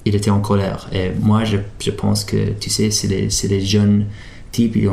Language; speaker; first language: French; early bilingual, heritage; English